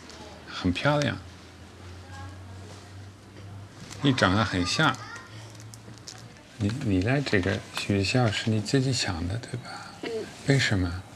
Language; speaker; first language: Chinese; non-native, fluent; Dutch